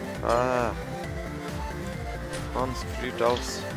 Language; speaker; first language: German; native; German